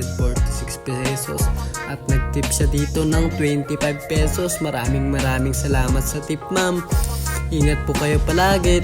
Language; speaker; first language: Filipino; native; Filipino